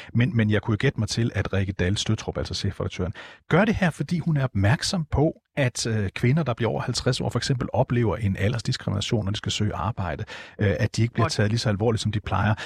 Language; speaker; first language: Danish; native; Danish